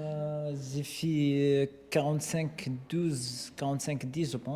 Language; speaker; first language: French; non-native, learner; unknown